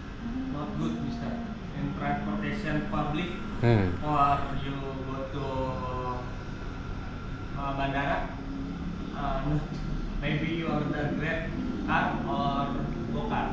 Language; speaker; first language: English; non-native, learner; Indonesian